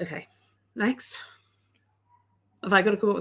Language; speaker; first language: English; native; English